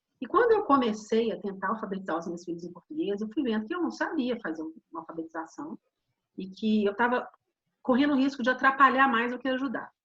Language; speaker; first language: Portuguese; native; Portuguese